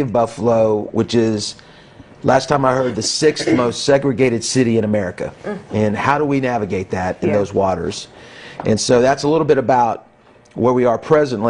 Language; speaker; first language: English; native; English